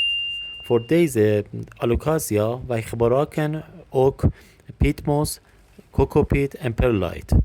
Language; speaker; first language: Dutch; non-native, learner; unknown